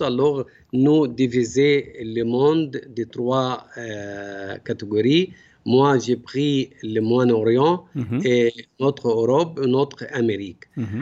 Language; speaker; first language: French; non-native, learner; Arabic